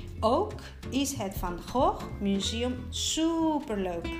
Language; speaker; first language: Dutch; non-native, fluent; Spanish